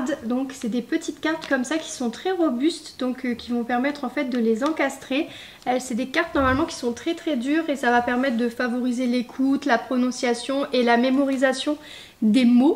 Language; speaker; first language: French; native; French